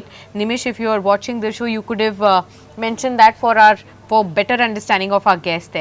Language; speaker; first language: English; non-native, local second language; Hindi